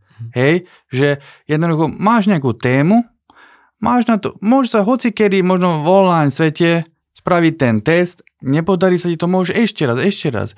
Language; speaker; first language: Slovak; non-native, local second language; Hungarian